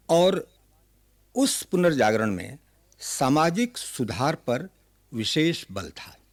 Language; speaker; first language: Hindi; native; Hindi